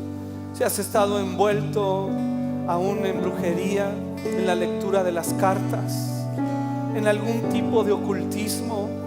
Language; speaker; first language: Spanish; native; Spanish